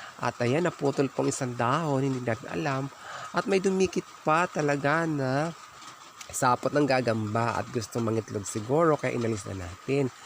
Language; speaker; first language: Filipino; native; Filipino